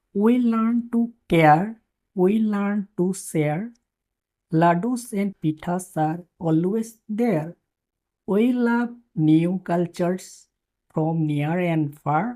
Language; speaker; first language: English; non-native, local second language; Assamese